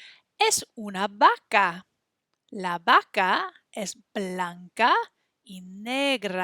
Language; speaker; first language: Spanish; non-native, fluent; English